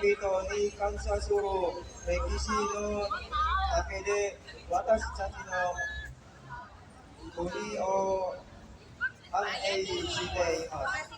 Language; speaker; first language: Japanese; non-native, learner; Indonesian